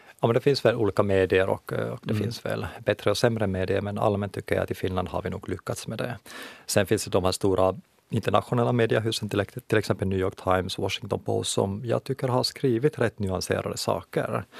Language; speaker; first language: Swedish; non-native, local second language; Finnish